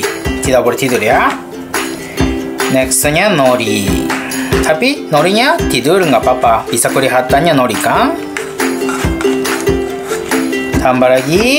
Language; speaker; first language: Indonesian; non-native, learner; Japanese